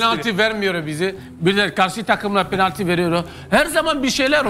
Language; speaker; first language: Turkish; non-native, learner; French